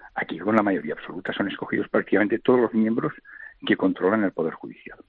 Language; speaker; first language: Spanish; non-native, local second language; Catalan